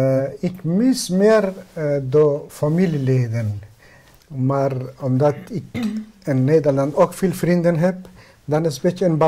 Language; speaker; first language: Dutch; non-native, fluent; Persian